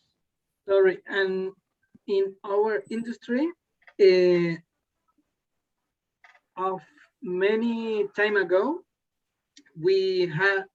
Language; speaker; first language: English; non-native, learner; Spanish